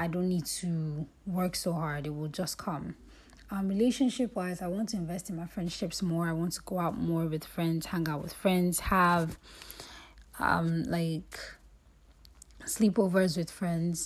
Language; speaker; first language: English; non-native, local second language; Yoruba